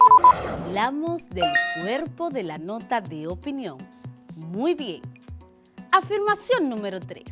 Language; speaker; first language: Spanish; native; Spanish